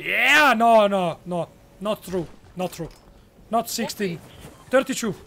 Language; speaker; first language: English; non-native, learner; Italian